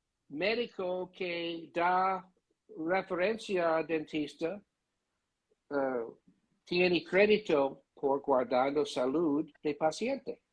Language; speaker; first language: Spanish; non-native, learner; English